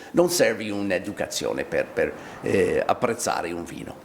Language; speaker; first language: Italian; non-native, fluent; English